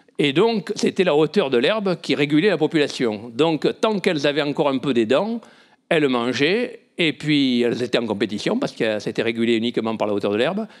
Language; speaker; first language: French; native; French